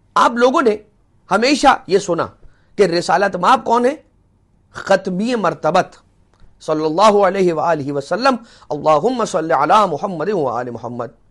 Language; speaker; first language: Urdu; native; Urdu